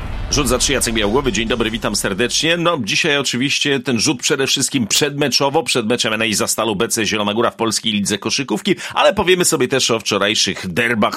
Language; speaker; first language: Polish; native; Polish